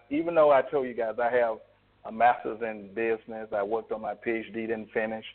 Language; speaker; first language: English; native; English